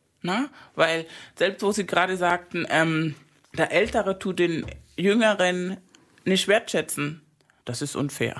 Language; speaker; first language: German; non-native, fluent; Spanish